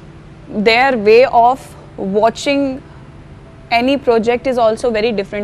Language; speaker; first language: English; non-native, local second language; Hindi